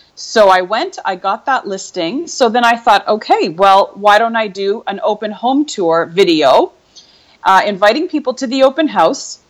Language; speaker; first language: English; native; English